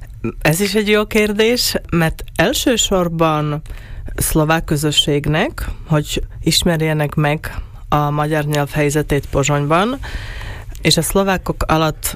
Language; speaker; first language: Hungarian; non-native, local second language; Slovak